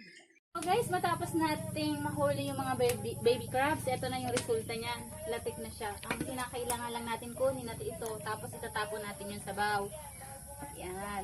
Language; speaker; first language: Filipino; native; Filipino